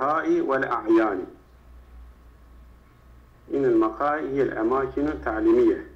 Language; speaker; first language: Arabic; non-native, learner; Turkish